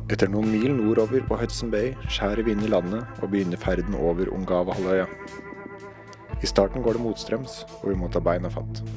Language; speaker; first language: Norwegian; native; Norwegian